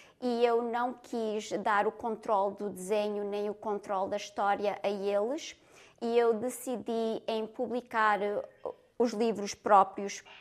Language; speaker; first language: Portuguese; early bilingual, heritage; Portuguese